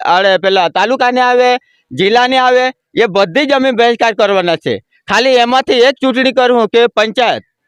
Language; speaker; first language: Gujarati; non-native, local second language; Kukna